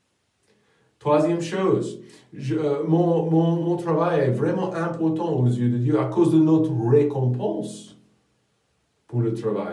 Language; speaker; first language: French; non-native, fluent; English